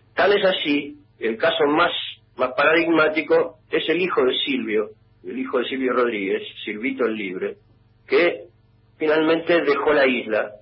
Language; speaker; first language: Spanish; native; Spanish